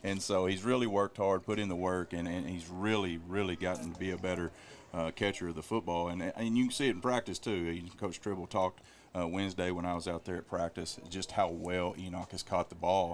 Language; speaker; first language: English; native; English